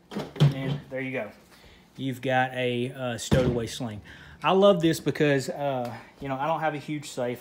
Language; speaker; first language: English; native; English